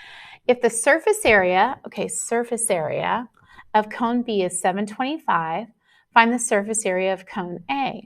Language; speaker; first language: English; native; English